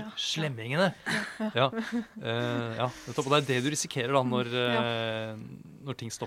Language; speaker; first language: Norwegian; native; Norwegian